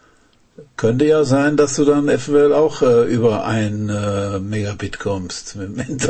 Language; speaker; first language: German; native; German